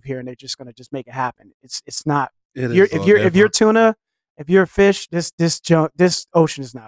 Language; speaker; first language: English; native; English